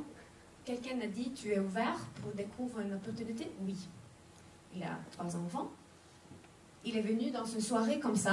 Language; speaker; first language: French; non-native, fluent; Swedish